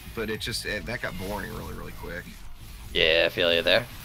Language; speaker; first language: English; native; English